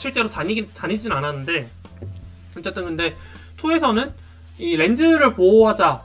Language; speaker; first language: Korean; native; Korean